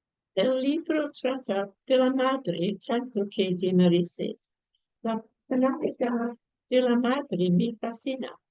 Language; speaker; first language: Spanish; non-native, fluent; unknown